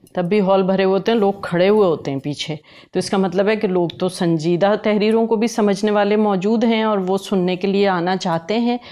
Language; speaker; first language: Urdu; native; Urdu